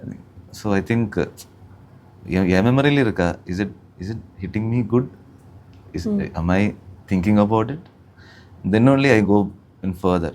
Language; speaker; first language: Tamil; early bilingual, heritage; Tamil